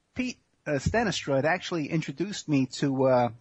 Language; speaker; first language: English; native; English